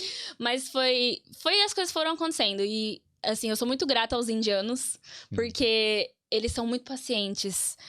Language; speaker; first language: Portuguese; native; Portuguese